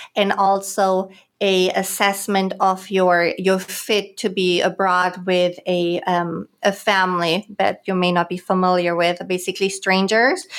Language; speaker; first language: English; non-native, fluent; German